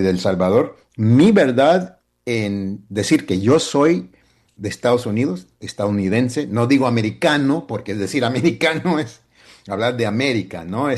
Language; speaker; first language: Spanish; early bilingual, heritage; Spanish